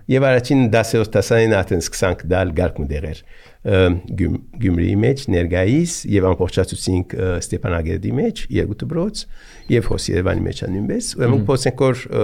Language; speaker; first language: Armenian; early bilingual, heritage; Armenian